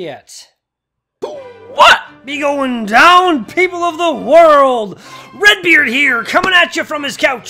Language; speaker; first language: English; native; English